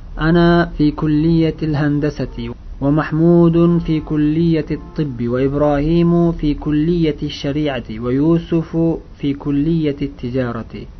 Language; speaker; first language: Arabic; non-native, fluent; Uzbek